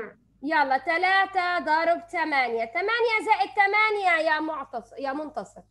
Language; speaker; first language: Arabic; native; Arabic